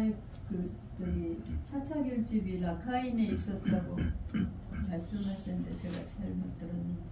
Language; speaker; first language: Korean; native; Korean